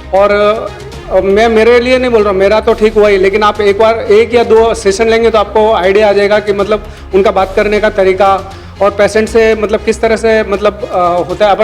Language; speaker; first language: Hindi; native; Hindi